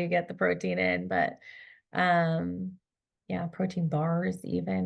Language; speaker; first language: English; native; English